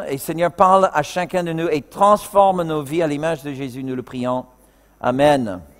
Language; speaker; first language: French; non-native, fluent; English